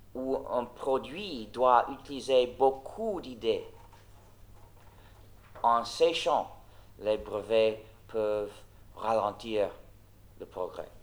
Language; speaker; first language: French; non-native, fluent; English